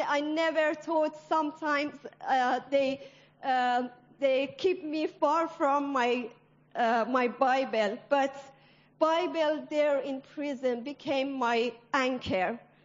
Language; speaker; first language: English; non-native, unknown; Persian